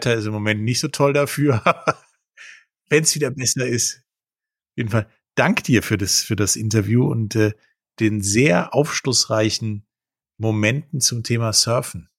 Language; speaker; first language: German; native; German